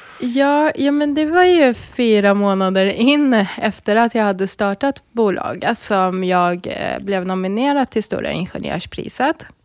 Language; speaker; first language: Swedish; early bilingual, other home language; Arabic